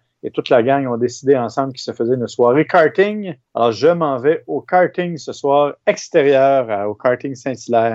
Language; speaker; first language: French; native; French